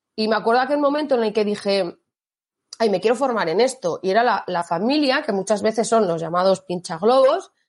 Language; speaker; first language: Spanish; native; Spanish